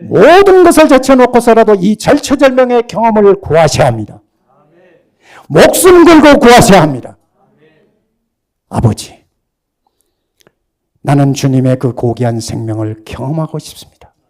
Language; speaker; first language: Korean; native; Korean